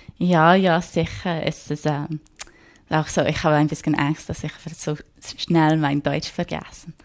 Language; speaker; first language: German; non-native, learner; English